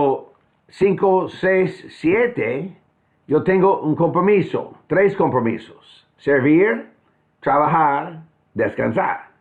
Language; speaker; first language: Spanish; non-native, fluent; English